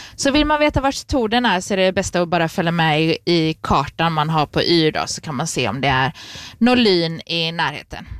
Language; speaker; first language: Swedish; native; Swedish